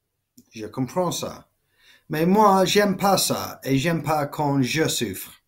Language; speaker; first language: French; non-native, learner; English